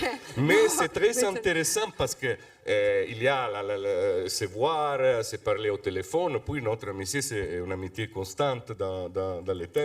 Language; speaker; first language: French; non-native, fluent; Italian